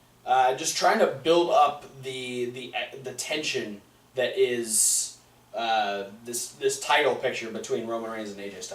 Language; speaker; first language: English; native; English